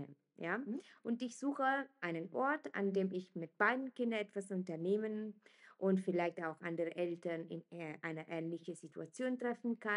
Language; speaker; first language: German; non-native, fluent; Italian